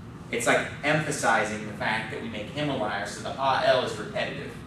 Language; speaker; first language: English; native; English